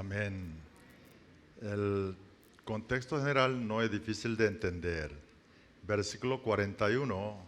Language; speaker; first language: Spanish; non-native, learner; Korean